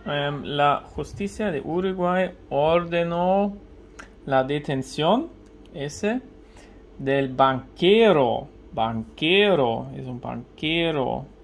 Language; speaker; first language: Spanish; non-native, learner; German